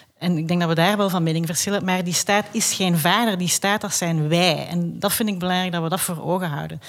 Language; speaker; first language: Dutch; native; Dutch